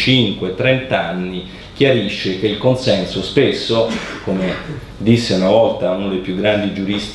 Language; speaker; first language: Italian; native; Italian